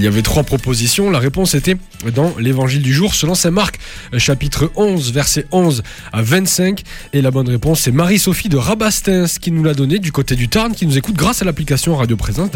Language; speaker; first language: French; native; French